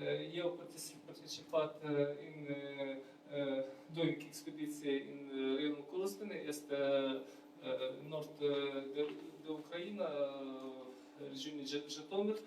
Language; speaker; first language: Romanian; non-native, learner; Ukrainian